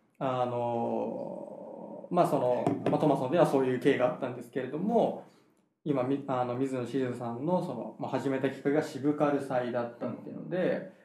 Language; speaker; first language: Japanese; native; Japanese